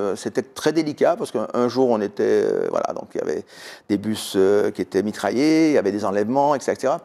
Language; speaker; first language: French; native; French